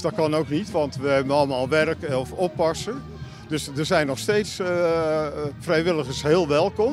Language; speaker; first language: Dutch; native; Dutch